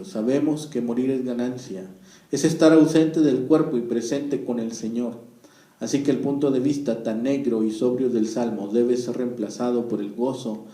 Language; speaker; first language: Spanish; native; Spanish